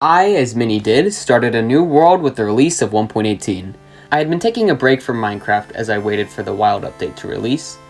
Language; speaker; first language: English; native; English